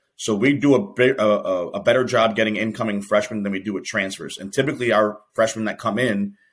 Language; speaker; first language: English; native; English